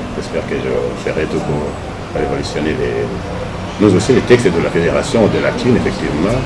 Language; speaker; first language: French; non-native, local second language; Rundi